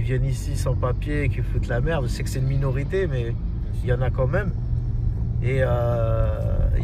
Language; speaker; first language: French; early bilingual, other home language; Arabic